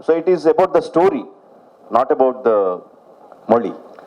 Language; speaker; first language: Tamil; non-native, local second language; Telugu